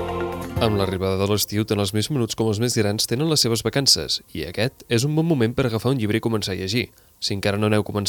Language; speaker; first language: Catalan; native; Catalan